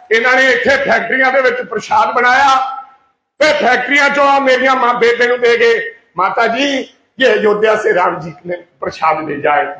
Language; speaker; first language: Hindi; non-native, local second language; Punjabi